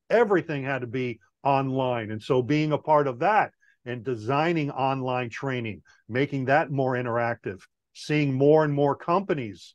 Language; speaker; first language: English; native; English